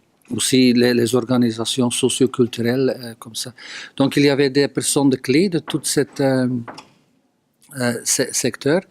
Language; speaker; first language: French; non-native, local second language; Dutch